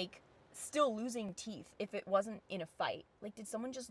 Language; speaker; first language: English; native; English